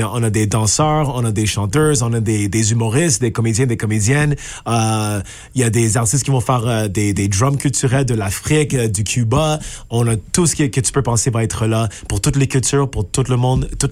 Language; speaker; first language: French; native; French